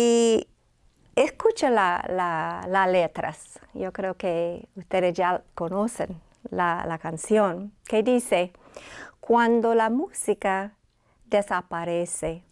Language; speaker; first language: Spanish; non-native, fluent; English